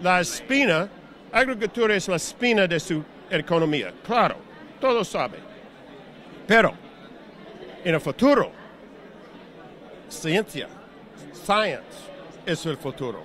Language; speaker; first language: Spanish; non-native, learner; English